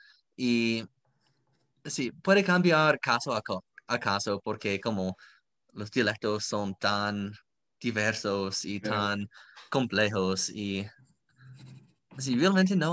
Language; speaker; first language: Spanish; non-native, fluent; English